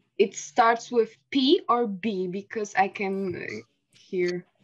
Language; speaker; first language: English; non-native, fluent; Polish